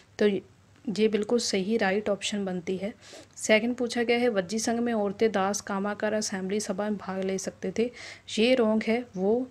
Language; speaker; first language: Hindi; non-native, local second language; Punjabi